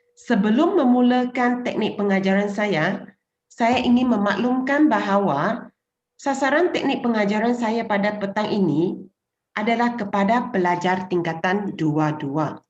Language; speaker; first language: Malay; non-native, local second language; Chinese